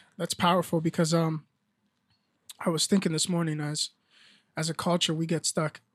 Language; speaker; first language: English; early bilingual, other home language; Spanish